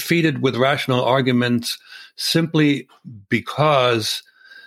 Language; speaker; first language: English; non-native, fluent; German